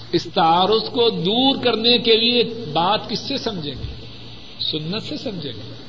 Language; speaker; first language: Urdu; non-native, local second language; Punjabi